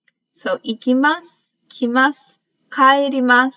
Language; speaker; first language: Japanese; non-native, fluent; English